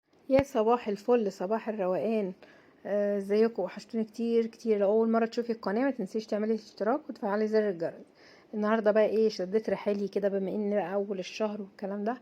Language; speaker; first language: Arabic; native; Arabic